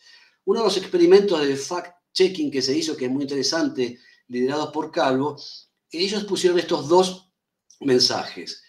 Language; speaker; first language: Spanish; native; Spanish